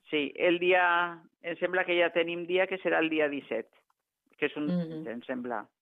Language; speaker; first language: Catalan; non-native, local second language; Spanish